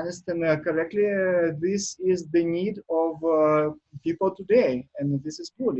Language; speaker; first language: English; non-native, learner; Russian